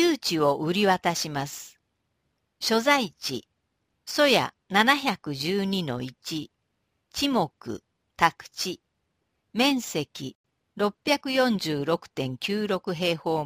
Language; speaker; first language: Japanese; native; Japanese